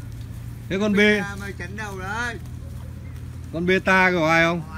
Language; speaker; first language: Vietnamese; native; Vietnamese